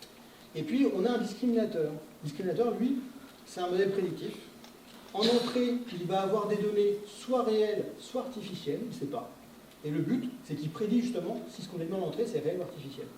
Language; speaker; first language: French; native; French